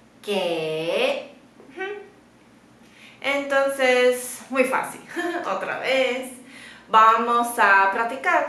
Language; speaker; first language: Spanish; non-native, fluent; Chinese